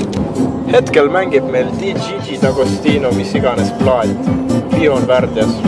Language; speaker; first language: Estonian; native; Estonian